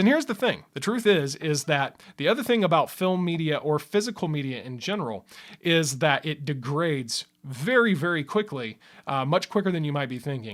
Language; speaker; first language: English; native; English